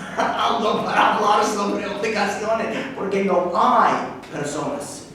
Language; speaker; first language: Spanish; non-native, fluent; English